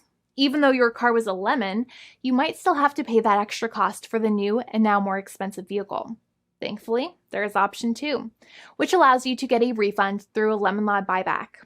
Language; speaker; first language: English; native; English